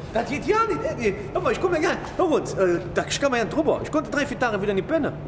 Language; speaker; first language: German; native; German